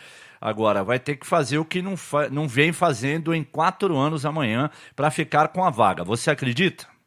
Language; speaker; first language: Portuguese; native; Portuguese